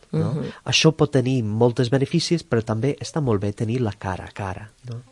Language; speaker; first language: Catalan; non-native, fluent; English